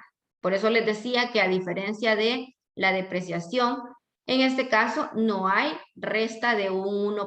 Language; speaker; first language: Spanish; native; Spanish